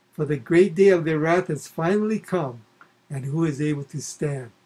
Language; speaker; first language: English; native; English